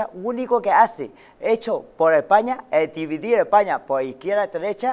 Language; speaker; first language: Spanish; non-native, learner; Chinese